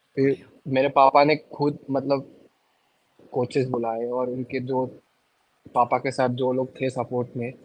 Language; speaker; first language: Hindi; non-native, local second language; Assamese